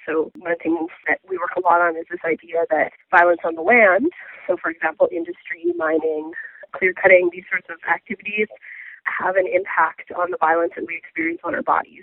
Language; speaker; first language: English; native; English